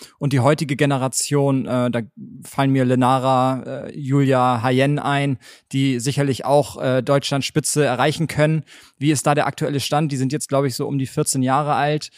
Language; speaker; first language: German; native; German